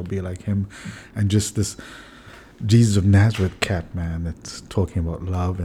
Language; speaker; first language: English; native; English